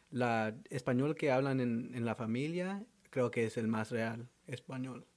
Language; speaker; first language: Spanish; early bilingual, heritage; Spanish